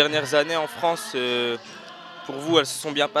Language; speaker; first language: French; native; French